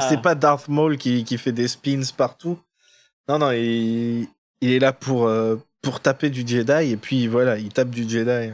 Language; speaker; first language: French; native; French